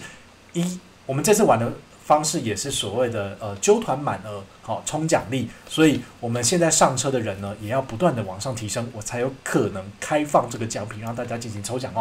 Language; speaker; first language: Chinese; native; Chinese